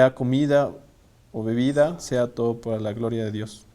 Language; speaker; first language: Spanish; native; Spanish